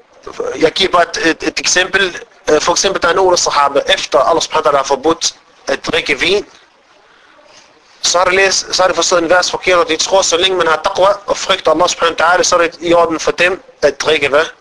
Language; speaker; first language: Danish; non-native, fluent; Arabic